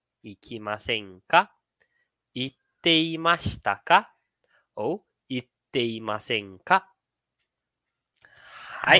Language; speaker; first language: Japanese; non-native, learner; Portuguese